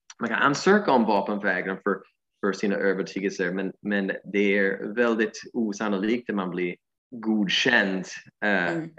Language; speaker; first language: Swedish; non-native, fluent; English